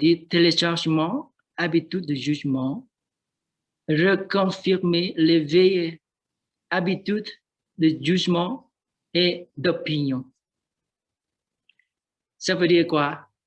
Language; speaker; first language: French; non-native, learner; Vietnamese